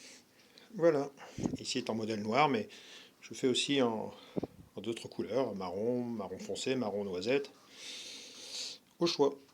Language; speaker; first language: French; native; French